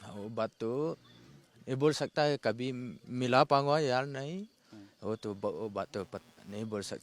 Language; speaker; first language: Hindi; non-native, local second language; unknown